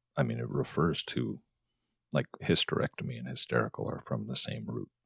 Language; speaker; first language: English; native; English